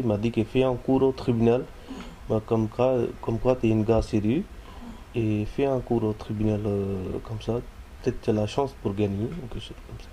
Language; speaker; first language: French; non-native, learner; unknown